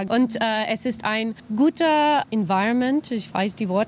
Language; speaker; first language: German; non-native, learner; English